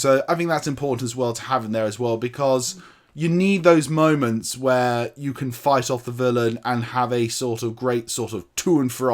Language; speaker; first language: English; native; English